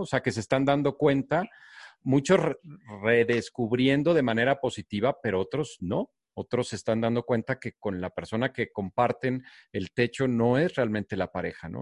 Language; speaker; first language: Spanish; native; Spanish